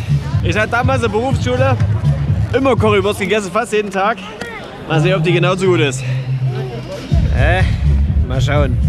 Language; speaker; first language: German; native; German